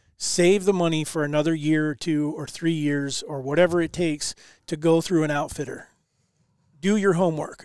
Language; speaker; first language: English; native; English